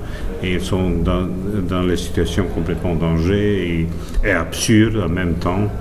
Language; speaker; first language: French; non-native, fluent; Serbian